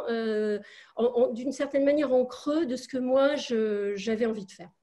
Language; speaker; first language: French; native; French